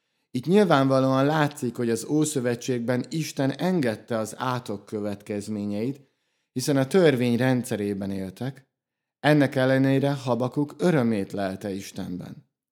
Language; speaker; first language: Hungarian; native; Hungarian